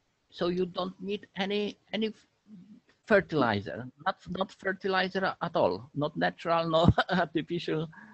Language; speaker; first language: English; non-native, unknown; Polish